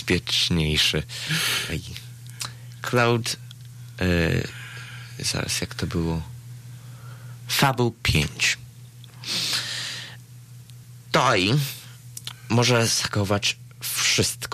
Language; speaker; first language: Polish; early bilingual, heritage; Polish